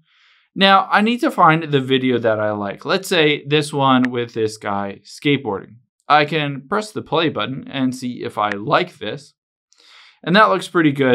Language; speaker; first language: English; native; English